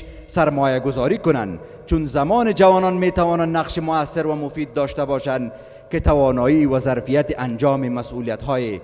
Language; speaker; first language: Persian; native; Persian